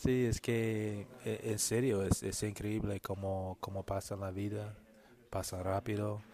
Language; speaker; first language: Spanish; non-native, learner; English